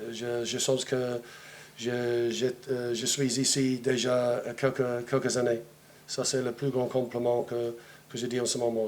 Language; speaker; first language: French; non-native, fluent; English